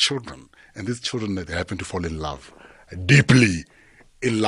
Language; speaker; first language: English; non-native, local second language; Tsonga